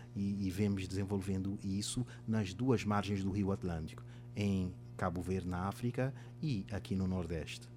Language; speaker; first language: Portuguese; non-native, local second language; Kabuverdianu